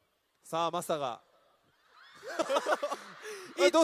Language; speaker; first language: Korean; native; Korean